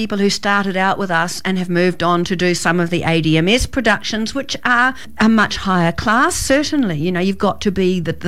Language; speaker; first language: English; native; English